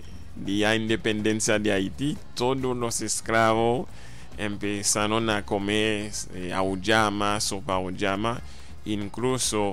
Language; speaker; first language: Spanish; non-native, fluent; Haitian Creole